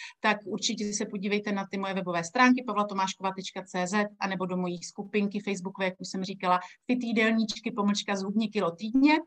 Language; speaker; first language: Czech; native; Czech